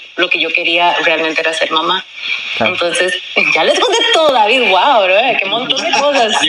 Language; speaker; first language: Spanish; early bilingual, heritage; Spanish